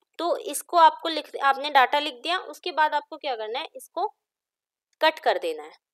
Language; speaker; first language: Hindi; native; Hindi